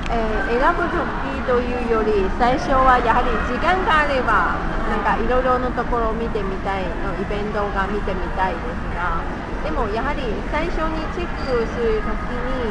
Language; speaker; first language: Japanese; non-native, fluent; Chinese